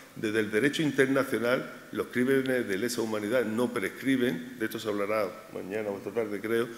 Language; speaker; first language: Spanish; native; Spanish